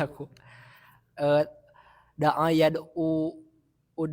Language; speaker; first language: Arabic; non-native, learner; Indonesian